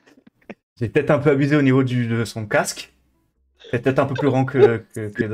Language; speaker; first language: French; native; French